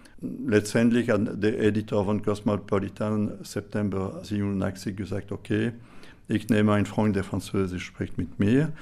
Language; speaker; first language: German; non-native, fluent; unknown